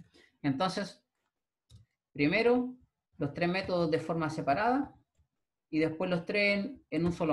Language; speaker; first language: Spanish; native; Spanish